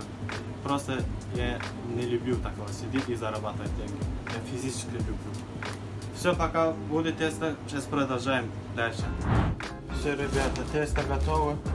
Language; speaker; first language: Russian; non-native, learner; Turkmen